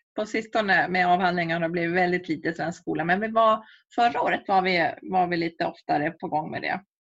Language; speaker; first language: Swedish; native; Swedish